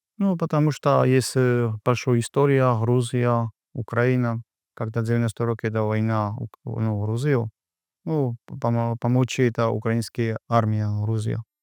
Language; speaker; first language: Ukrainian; non-native, learner; Georgian